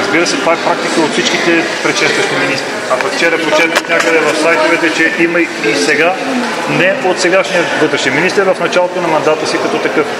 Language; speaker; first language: Bulgarian; native; Bulgarian